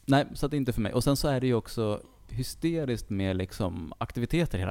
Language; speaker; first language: Swedish; native; Swedish